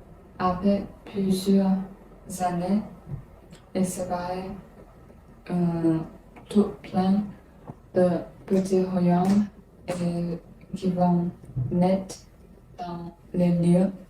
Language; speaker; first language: French; non-native, learner; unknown